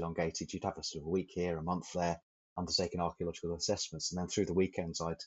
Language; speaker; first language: English; native; English